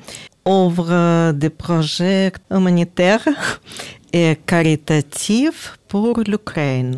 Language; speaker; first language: French; non-native, learner; Ukrainian